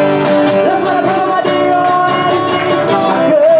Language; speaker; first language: German; native; German